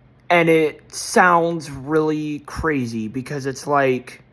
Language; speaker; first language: English; native; English